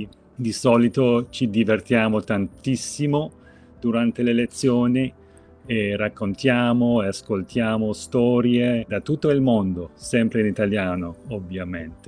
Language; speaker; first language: Italian; non-native, fluent; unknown